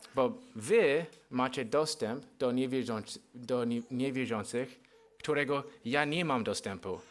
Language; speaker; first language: Polish; non-native, fluent; English